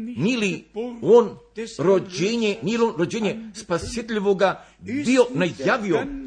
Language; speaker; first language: Croatian; early bilingual, heritage; Croatian